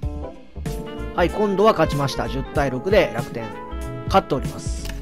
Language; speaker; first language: Japanese; native; Japanese